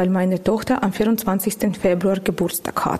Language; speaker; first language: German; non-native, learner; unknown